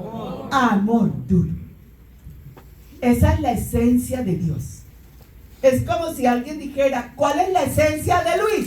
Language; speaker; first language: Spanish; native; Spanish